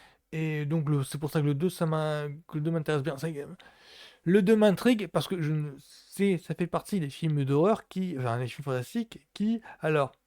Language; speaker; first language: French; native; French